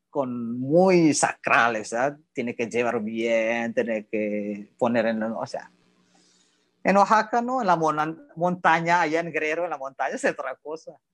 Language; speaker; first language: Spanish; non-native, learner; Indonesian